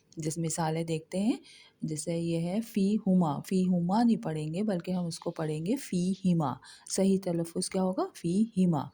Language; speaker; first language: Urdu; native; Urdu